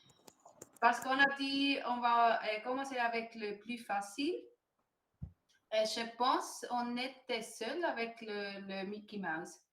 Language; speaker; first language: French; non-native, learner; German